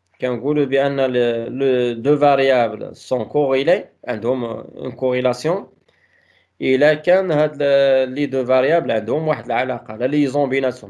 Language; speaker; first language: French; non-native, local second language; Arabic